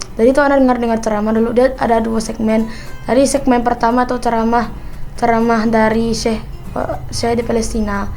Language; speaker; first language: Indonesian; non-native, local second language; Minangkabau